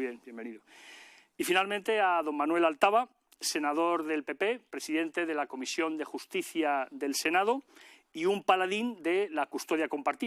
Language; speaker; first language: Spanish; native; Spanish